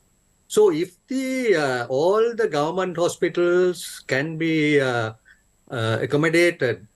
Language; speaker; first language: English; non-native, local second language; Sinhala